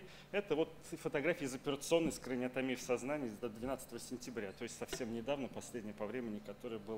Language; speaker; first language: Russian; native; Russian